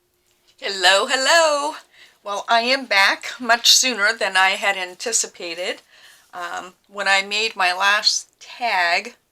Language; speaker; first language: English; native; English